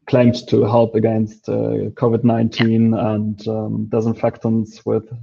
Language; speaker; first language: English; non-native, fluent; Polish